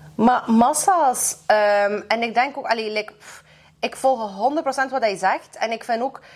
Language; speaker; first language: Dutch; early bilingual, other home language; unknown